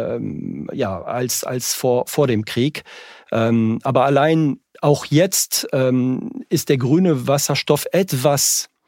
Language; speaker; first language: German; non-native, fluent; French